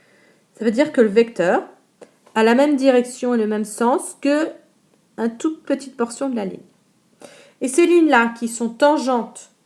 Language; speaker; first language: French; native; French